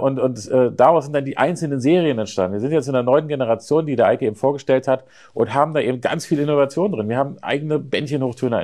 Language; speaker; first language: German; native; German